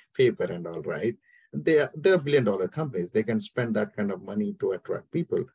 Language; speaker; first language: English; non-native, local second language; Telugu